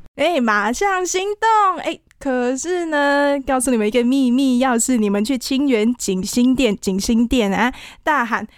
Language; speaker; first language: Chinese; non-native, local second language; Cantonese